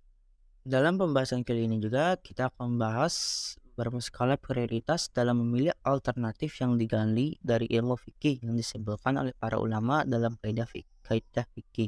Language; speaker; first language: Indonesian; native; Indonesian